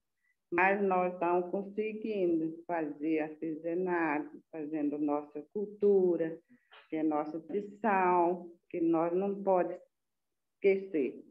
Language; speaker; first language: Portuguese; non-native, local second language; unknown